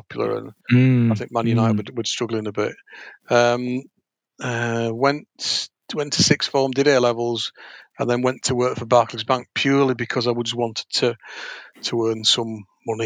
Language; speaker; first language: English; native; English